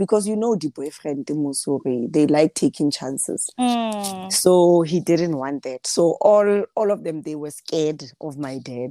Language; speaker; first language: English; non-native, local second language; Southern Sotho